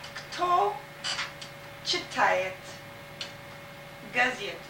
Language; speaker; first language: Russian; non-native, fluent; English